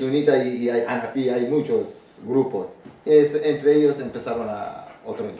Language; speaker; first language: Spanish; non-native, learner; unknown